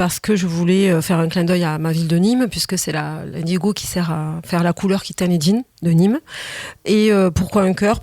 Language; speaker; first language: French; native; French